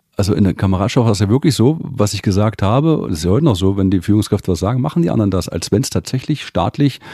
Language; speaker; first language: German; native; German